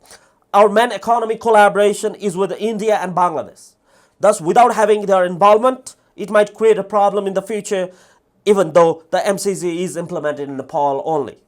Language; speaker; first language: English; non-native, fluent; Nepali